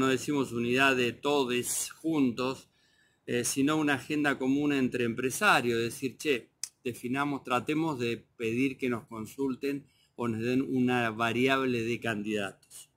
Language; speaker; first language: Spanish; native; Spanish